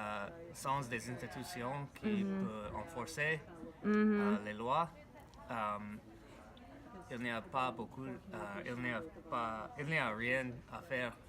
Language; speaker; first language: French; non-native, learner; English